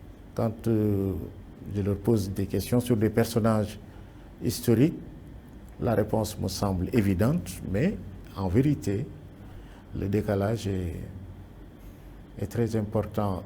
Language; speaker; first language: French; non-native, local second language; Wolof